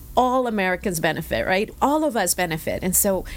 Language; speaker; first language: English; early bilingual, other home language; Spanish